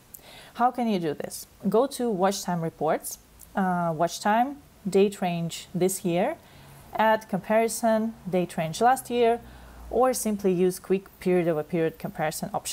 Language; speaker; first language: English; non-native, fluent; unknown